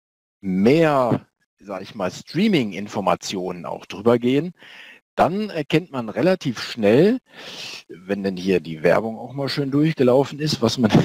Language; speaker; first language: German; native; German